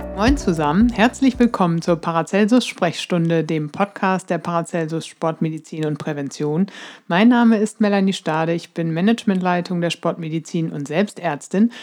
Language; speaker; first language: German; native; German